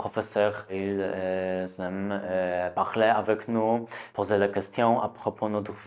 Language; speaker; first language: French; non-native, learner; Polish